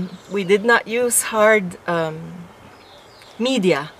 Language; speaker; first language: English; non-native, local second language; Filipino